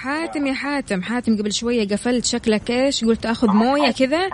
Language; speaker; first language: Arabic; native; Arabic